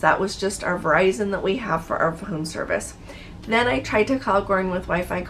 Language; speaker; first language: English; native; English